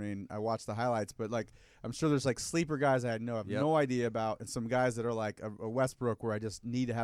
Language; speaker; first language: English; native; English